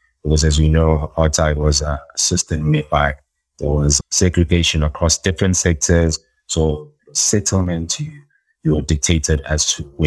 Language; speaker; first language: English; non-native, local second language; Xhosa